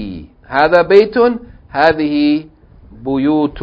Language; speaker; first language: Arabic; non-native, fluent; English